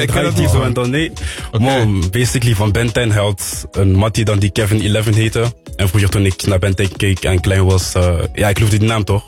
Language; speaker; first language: Dutch; non-native, local second language; French